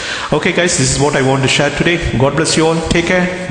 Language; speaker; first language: English; non-native, local second language; Tamil